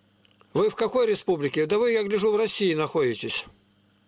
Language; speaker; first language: Russian; native; Russian